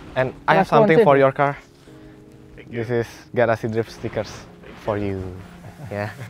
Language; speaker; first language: English; non-native, learner; Indonesian